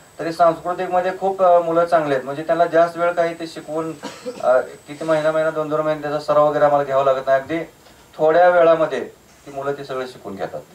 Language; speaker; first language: Marathi; native; Marathi